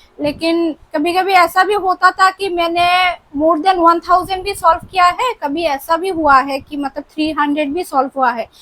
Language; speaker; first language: Hindi; non-native, local second language; Bangla